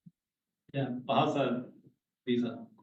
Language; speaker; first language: Indonesian; non-native, learner; English